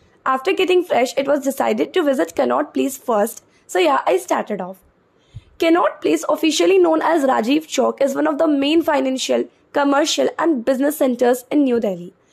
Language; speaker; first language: English; non-native, local second language; Hindi